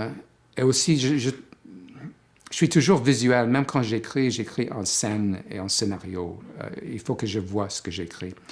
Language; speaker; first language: French; non-native, fluent; English